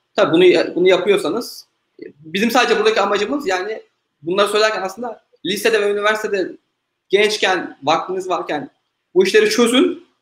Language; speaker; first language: Turkish; native; Turkish